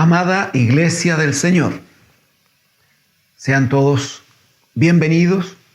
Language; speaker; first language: Spanish; native; Spanish